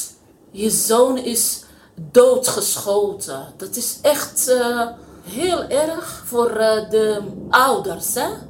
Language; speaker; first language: Dutch; non-native, learner; Arabic